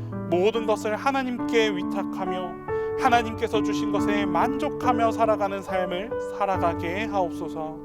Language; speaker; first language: Korean; native; Korean